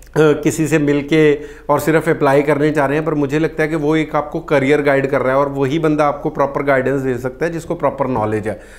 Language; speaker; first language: Hindi; non-native, local second language; Punjabi